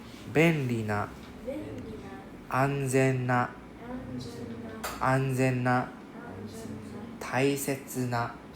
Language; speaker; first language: Japanese; non-native, fluent; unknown